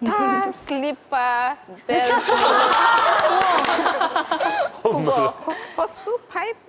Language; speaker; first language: Korean; non-native, learner; Italian